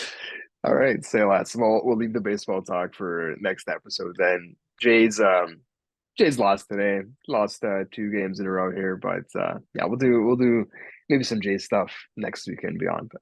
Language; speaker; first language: English; native; English